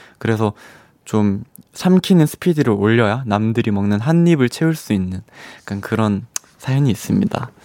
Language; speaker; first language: Korean; native; Korean